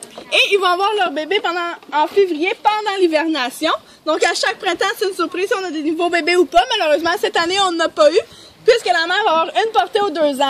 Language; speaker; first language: French; native; French